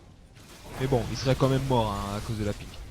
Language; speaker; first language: French; native; French